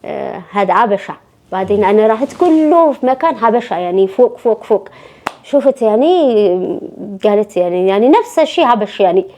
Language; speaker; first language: Arabic; non-native, learner; Amharic